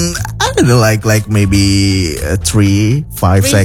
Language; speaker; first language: English; non-native, fluent; Indonesian